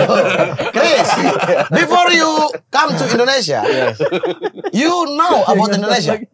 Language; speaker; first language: English; non-native, learner; Indonesian